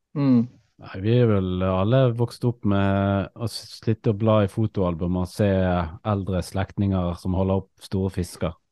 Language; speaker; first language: Norwegian; native; Norwegian